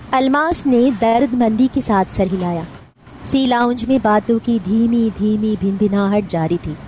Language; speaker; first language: Urdu; non-native, local second language; Marathi